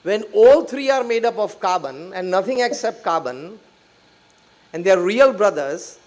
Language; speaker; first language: English; non-native, local second language; Gujarati